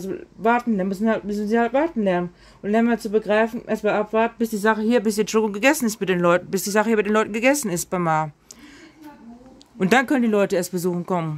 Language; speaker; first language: German; native; German